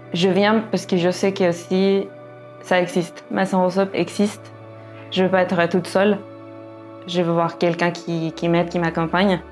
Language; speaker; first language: French; non-native, fluent; Spanish